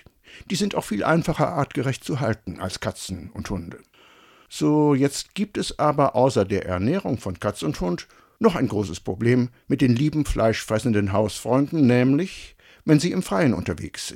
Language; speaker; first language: German; native; German